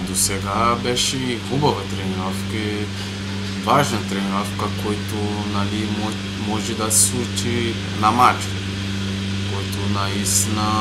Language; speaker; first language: Bulgarian; non-native, learner; Portuguese